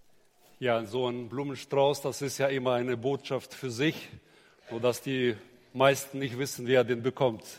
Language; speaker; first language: German; native; German